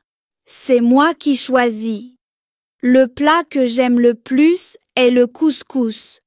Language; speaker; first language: French; non-native, local second language; Arabic